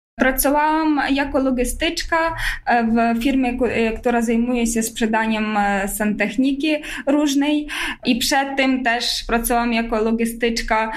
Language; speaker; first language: Polish; non-native, fluent; Ukrainian